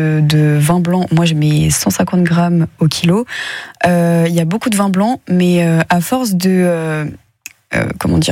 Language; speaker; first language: French; native; French